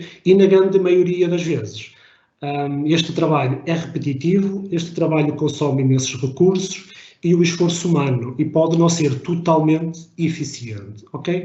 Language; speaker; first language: Portuguese; native; Portuguese